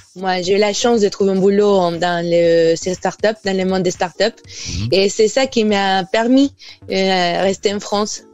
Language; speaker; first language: French; non-native, fluent; Spanish